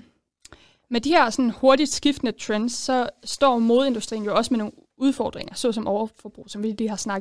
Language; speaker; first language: Danish; native; Danish